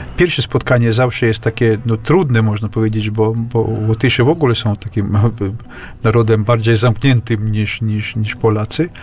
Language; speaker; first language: Polish; non-native, fluent; Latvian